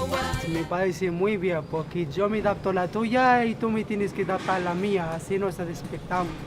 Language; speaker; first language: Spanish; non-native, fluent; Arabic